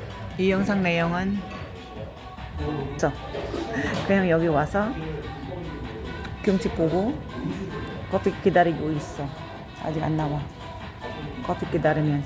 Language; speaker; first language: Korean; non-native, learner; Filipino